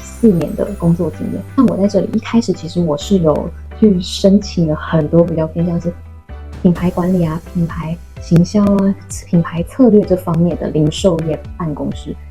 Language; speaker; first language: Chinese; native; Chinese